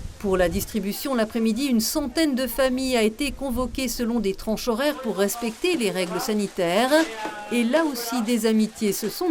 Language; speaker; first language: French; native; French